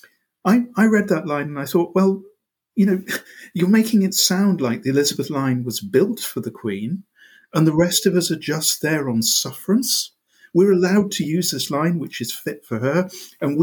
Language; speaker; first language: English; native; English